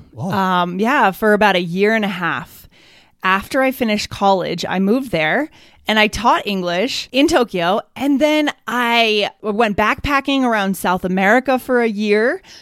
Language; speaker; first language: English; native; English